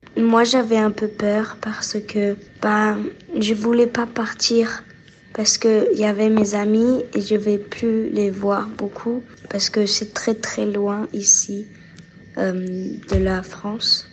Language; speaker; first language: French; early bilingual, heritage; French